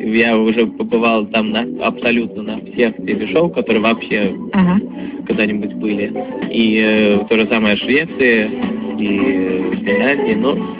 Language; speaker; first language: Russian; early bilingual, heritage; Russian